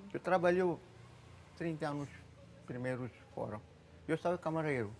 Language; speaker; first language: Portuguese; non-native, local second language; Konkani